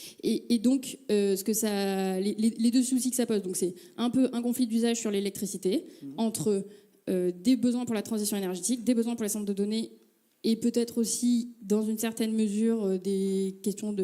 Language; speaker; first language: French; native; French